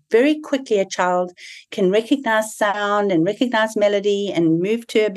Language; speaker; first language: English; native; English